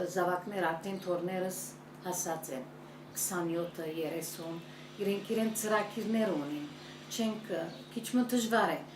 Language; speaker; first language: Armenian; early bilingual, heritage; Armenian